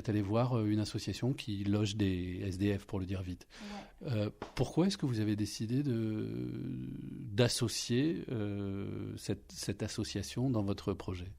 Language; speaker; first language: French; native; French